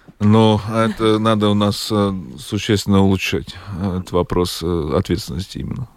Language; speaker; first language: Russian; non-native, local second language; Latvian